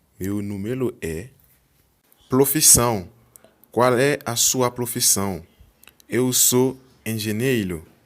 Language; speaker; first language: Portuguese; non-native, learner; Haitian Creole